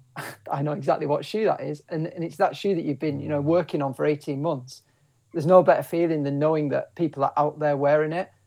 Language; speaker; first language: English; native; English